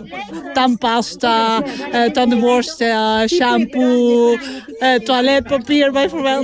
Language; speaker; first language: Dutch; non-native, fluent; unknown